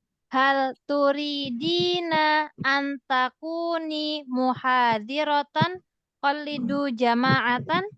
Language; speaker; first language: Arabic; non-native, fluent; Indonesian